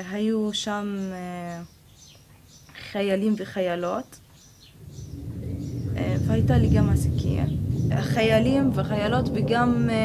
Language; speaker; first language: Hebrew; non-native, local second language; Arabic